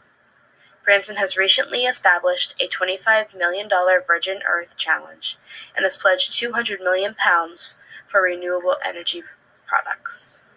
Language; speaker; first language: English; native; English